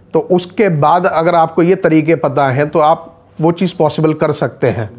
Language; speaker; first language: Hindi; native; Hindi